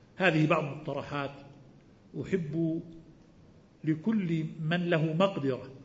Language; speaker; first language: Arabic; native; Arabic